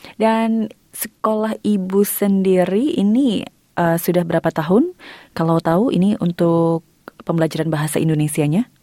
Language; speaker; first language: Indonesian; native; Indonesian